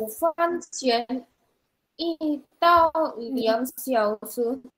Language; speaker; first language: Chinese; non-native, learner; Indonesian